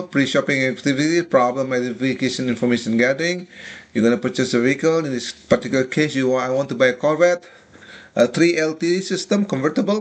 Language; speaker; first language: English; non-native, fluent; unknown